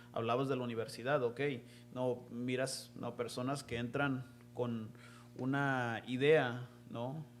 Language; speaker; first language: Spanish; native; Spanish